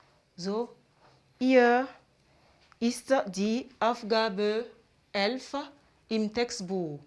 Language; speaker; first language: German; non-native, fluent; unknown